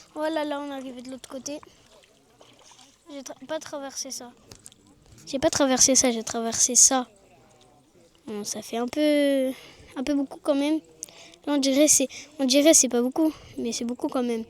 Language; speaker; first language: French; native; French